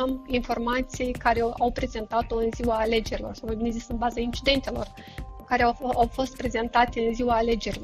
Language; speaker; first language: Romanian; native; Romanian